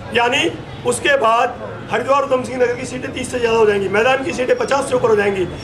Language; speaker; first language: Hindi; non-native, local second language; Garhwali